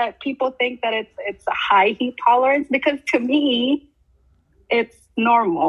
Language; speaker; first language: English; non-native, local second language; Filipino